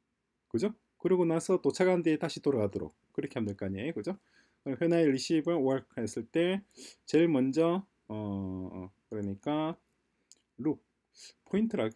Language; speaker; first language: Korean; native; Korean